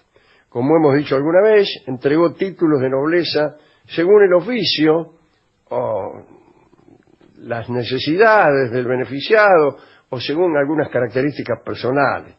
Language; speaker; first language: Spanish; native; Spanish